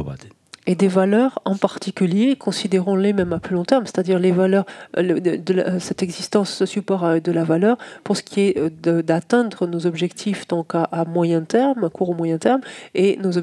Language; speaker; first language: French; native; French